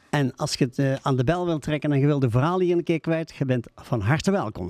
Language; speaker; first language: Dutch; native; Dutch